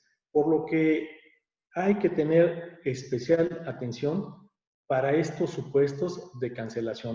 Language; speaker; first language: Spanish; native; Spanish